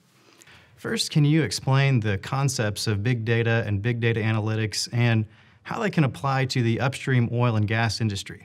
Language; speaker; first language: English; native; English